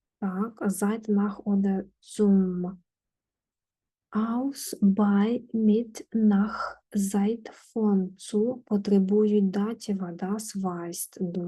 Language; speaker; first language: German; non-native, fluent; Ukrainian